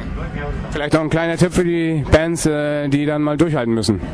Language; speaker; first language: German; native; German